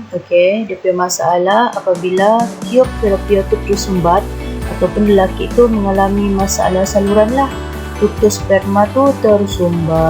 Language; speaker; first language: Malay; native; Malay